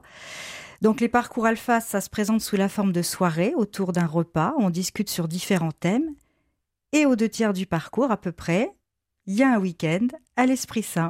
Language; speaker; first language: French; native; French